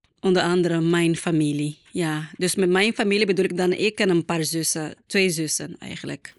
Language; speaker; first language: Dutch; non-native, fluent; Portuguese